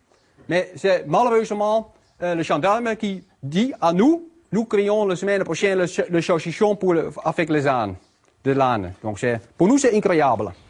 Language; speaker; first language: French; non-native, learner; Dutch